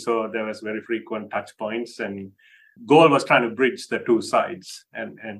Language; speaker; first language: English; non-native, local second language; Sinhala